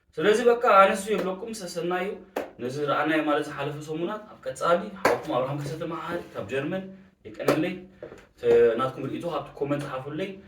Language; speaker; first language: Tigrinya; early bilingual, heritage; Tigrinya